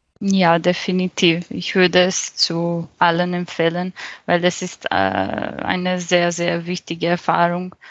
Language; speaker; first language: German; non-native, fluent; Serbian